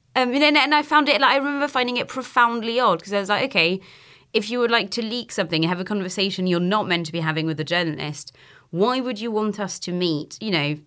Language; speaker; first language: English; non-native, fluent; French